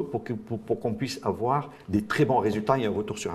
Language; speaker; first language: French; non-native, local second language; Arabic